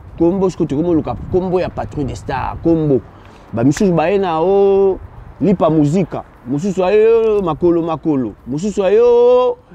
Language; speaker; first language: Lingala; native; Lingala